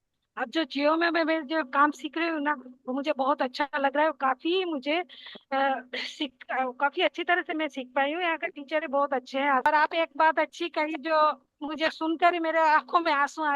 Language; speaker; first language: Hindi; non-native, fluent; Bangla